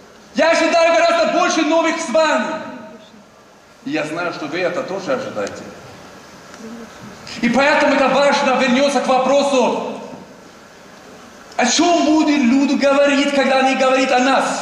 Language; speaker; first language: Russian; non-native, learner; Swedish